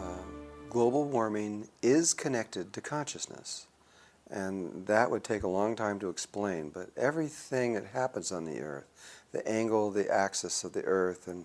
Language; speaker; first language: English; native; English